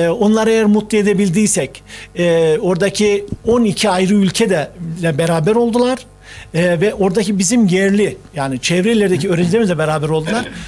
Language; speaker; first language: Turkish; native; Turkish